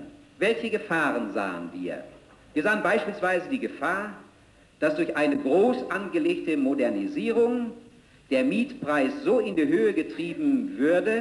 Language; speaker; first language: German; native; German